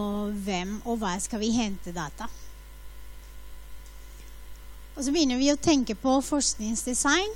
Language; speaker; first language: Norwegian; non-native, fluent; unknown